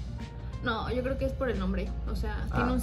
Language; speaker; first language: Spanish; native; Spanish